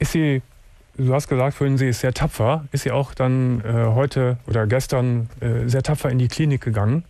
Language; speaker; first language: German; native; German